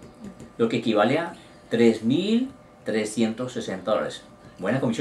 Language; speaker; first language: Spanish; native; Spanish